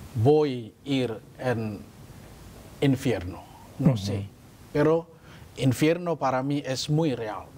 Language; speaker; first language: Spanish; non-native, learner; Indonesian